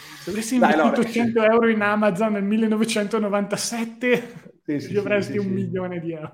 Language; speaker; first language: Italian; native; Italian